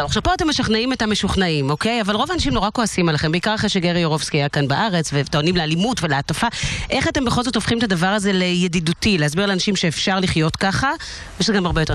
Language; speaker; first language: Hebrew; native; Hebrew